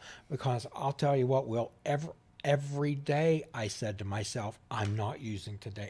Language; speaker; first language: English; native; English